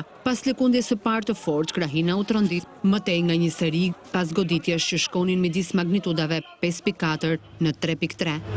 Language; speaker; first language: Albanian; native; Albanian